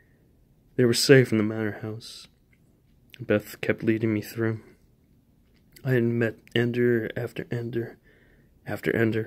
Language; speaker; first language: English; native; English